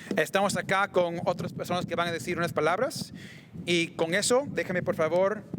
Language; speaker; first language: Spanish; early bilingual, other home language; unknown